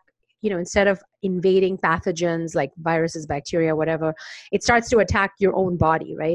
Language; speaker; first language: English; non-native, local second language; Hindi